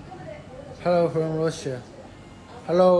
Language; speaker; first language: English; non-native, learner; Japanese